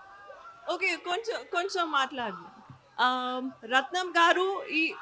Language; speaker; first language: Telugu; non-native, learner; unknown